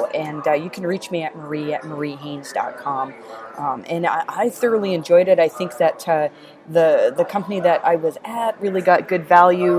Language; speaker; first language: English; native; English